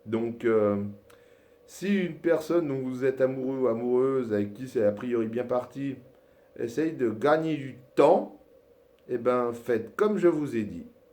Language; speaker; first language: French; native; French